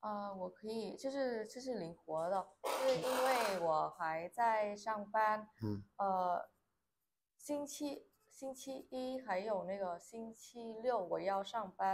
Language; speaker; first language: Chinese; non-native, learner; Vietnamese